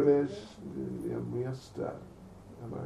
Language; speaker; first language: Russian; non-native, learner; English